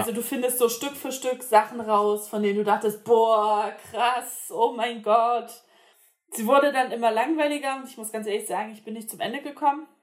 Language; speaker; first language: German; native; German